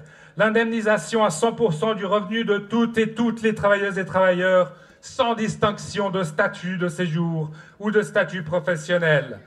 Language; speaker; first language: French; native; French